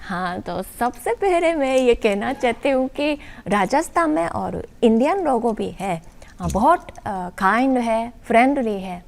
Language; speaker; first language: Hindi; non-native, learner; Japanese